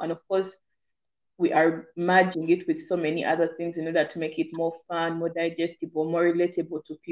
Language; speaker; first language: English; non-native, local second language; Ganda